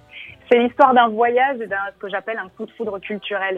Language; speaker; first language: French; native; French